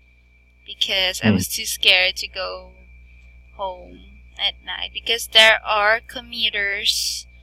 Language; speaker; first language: English; non-native, fluent; Filipino